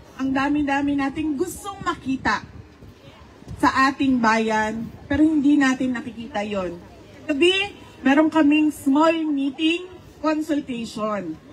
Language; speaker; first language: Filipino; non-native, local second language; Cebuano